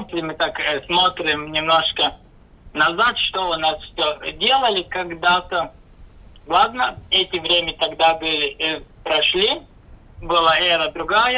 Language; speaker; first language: Russian; non-native, local second language; Latvian